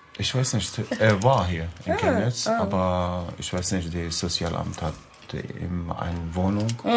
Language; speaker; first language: German; non-native, learner; Arabic